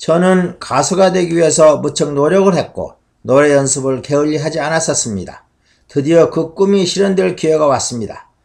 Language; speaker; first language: Korean; native; Korean